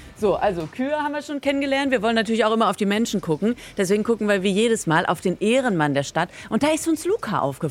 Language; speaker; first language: German; native; German